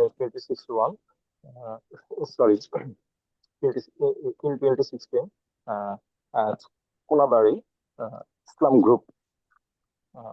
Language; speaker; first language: English; non-native, learner; Bangla